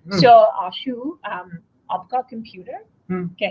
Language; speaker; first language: Hindi; non-native, learner; English